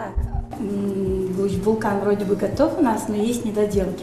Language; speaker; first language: Russian; native; Russian